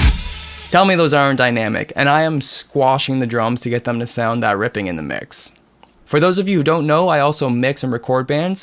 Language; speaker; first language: English; native; English